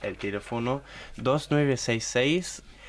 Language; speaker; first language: Spanish; non-native, fluent; German